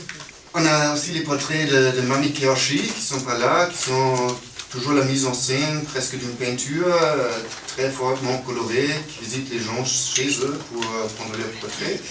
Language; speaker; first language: French; non-native, fluent; German